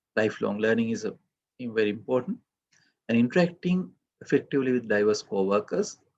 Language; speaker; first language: English; non-native, local second language; Sinhala